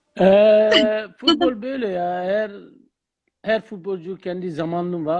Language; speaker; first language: Turkish; non-native, learner; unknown